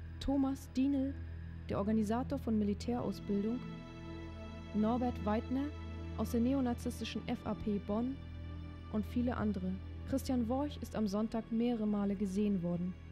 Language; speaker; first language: German; native; German